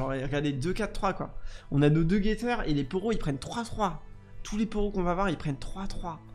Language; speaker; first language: French; native; French